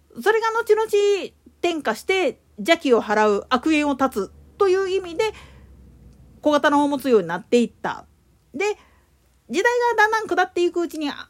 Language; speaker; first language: Japanese; native; Japanese